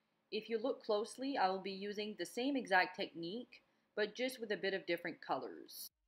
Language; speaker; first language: English; non-native, local second language; French